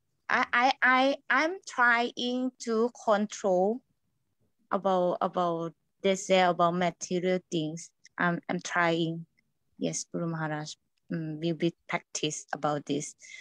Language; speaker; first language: English; non-native, learner; Thai